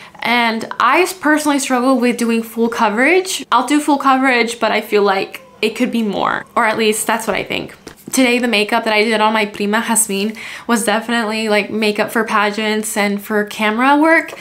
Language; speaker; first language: English; early bilingual, other home language; Spanish